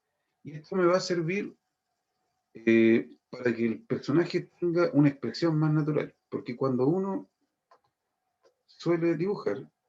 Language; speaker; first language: Spanish; native; Spanish